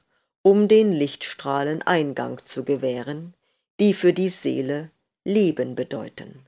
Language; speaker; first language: German; native; German